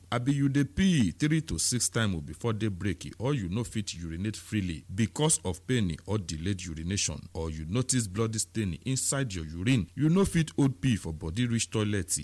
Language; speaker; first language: Nigerian Pidgin; non-native, local second language; Yoruba